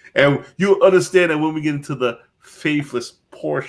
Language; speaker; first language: English; native; English